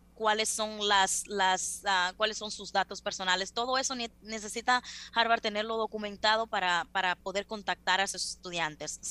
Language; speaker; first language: Spanish; native; Spanish